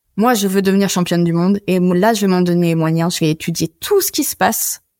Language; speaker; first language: French; native; French